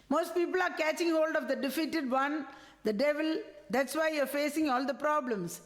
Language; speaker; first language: English; non-native, local second language; Tamil